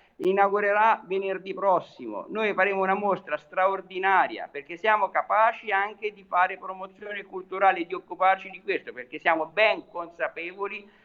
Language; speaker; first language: Italian; native; Italian